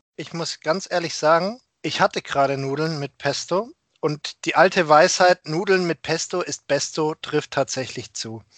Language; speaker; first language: German; native; German